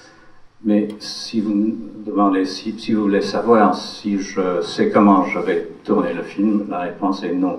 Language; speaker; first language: French; non-native, fluent; English